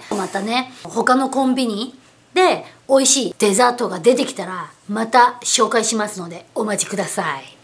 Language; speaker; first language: Japanese; non-native, fluent; Korean